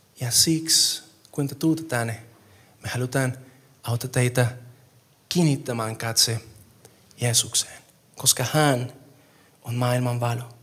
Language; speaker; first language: Finnish; non-native, fluent; Spanish